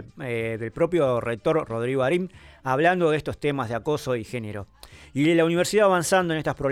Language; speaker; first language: Spanish; native; Spanish